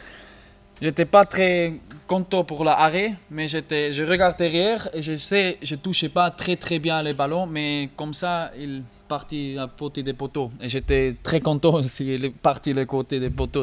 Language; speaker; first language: French; non-native, learner; German